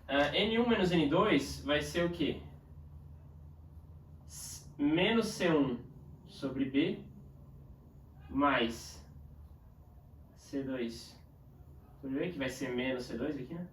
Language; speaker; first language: Portuguese; native; Portuguese